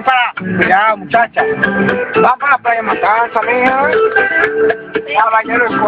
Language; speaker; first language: Spanish; native; Spanish